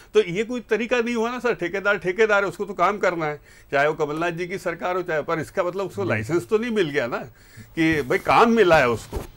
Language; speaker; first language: Hindi; native; Hindi